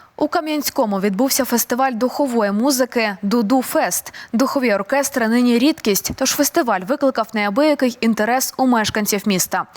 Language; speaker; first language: Ukrainian; native; Ukrainian